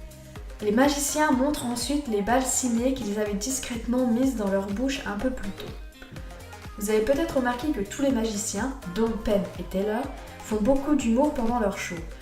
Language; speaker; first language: French; native; French